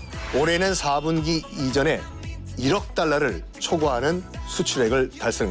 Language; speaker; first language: Korean; native; Korean